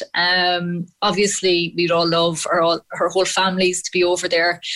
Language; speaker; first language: English; native; English